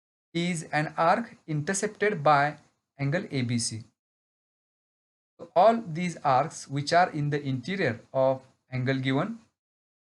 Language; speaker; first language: English; non-native, local second language; Marathi